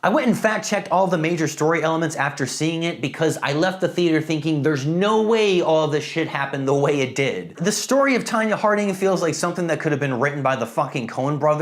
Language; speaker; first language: English; native; English